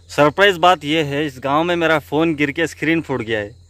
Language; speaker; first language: Hindi; non-native, local second language; Urdu